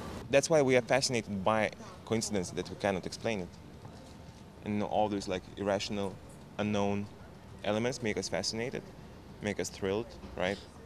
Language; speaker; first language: English; non-native, fluent; Lithuanian